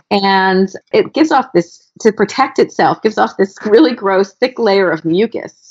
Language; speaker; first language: English; native; English